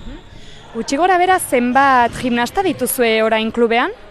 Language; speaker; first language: Basque; native; Basque